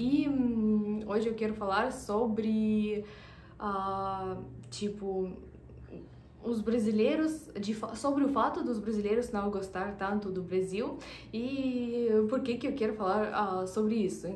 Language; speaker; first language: Portuguese; non-native, fluent; Russian